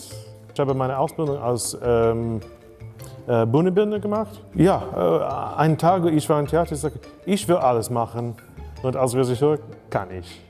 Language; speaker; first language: German; non-native, learner; English